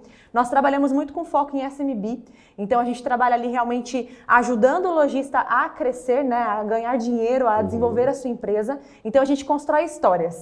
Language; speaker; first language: Portuguese; native; Portuguese